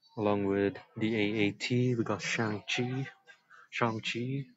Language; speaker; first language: English; native; English